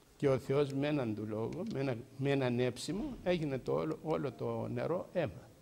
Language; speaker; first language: Greek; native; Greek